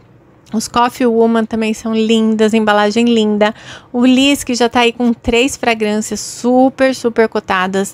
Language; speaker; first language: Portuguese; native; Portuguese